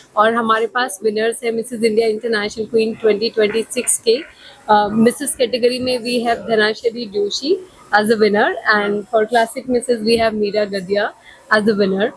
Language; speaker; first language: Hindi; native; Hindi